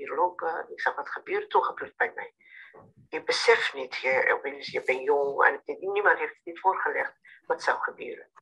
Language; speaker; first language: Dutch; non-native, learner; Somali